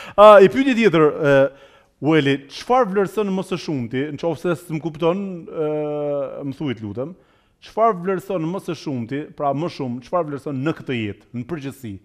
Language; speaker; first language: Albanian; native; Albanian